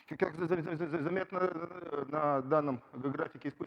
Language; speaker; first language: Russian; native; Russian